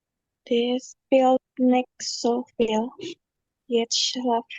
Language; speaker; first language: German; non-native, learner; Indonesian